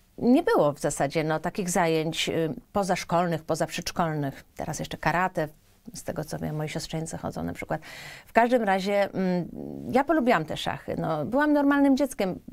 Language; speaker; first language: Polish; native; Polish